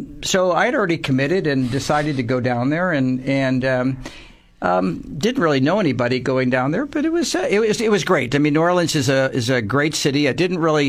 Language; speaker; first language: English; native; English